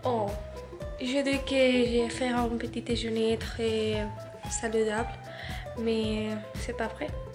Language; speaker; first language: French; non-native, learner; Spanish